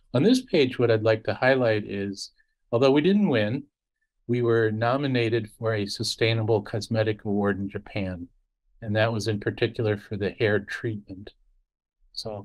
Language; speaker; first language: English; native; English